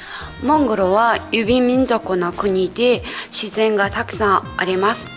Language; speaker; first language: Japanese; non-native, fluent; Mongolian